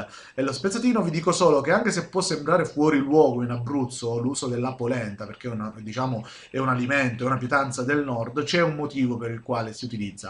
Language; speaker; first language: Italian; native; Italian